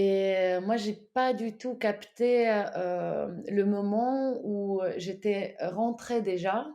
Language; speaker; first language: French; non-native, fluent; Ukrainian